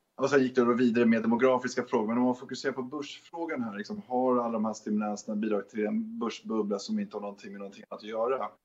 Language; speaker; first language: Swedish; native; Swedish